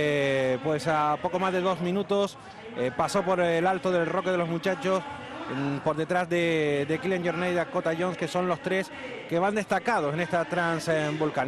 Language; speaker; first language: Spanish; native; Spanish